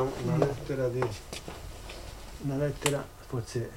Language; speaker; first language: French; non-native, fluent; Italian